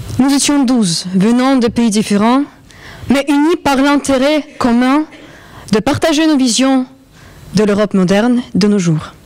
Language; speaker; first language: French; non-native, fluent; Russian